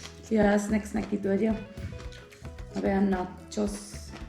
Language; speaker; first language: Indonesian; early bilingual, heritage; Indonesian